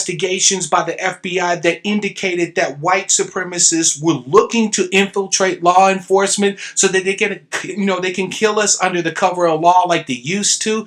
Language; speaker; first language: English; native; English